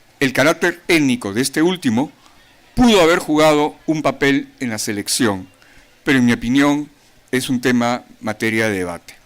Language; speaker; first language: Spanish; native; Spanish